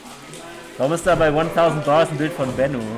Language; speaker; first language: German; native; German